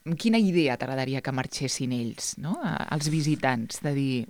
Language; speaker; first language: Catalan; native; Catalan